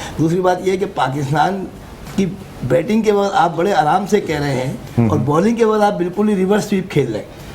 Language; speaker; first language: Urdu; native; Urdu